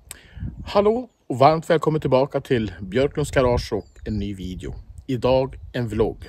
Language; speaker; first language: Swedish; native; Swedish